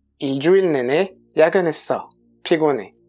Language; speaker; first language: Korean; non-native, fluent; French